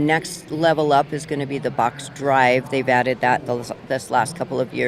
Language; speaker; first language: English; native; English